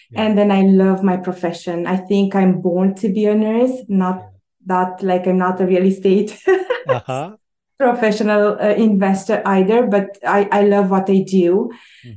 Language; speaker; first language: English; non-native, fluent; Romanian